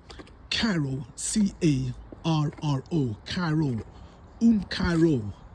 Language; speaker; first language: Portuguese; non-native, learner; English